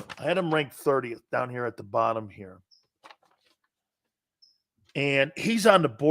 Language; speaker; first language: English; native; English